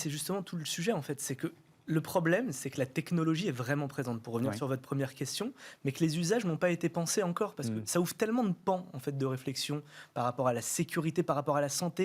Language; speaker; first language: French; native; French